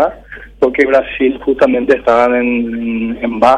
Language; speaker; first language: Spanish; early bilingual, other home language; Korean